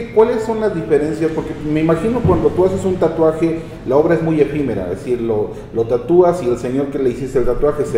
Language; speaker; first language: Spanish; native; Spanish